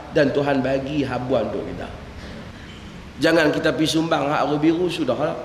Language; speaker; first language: Malay; native; Malay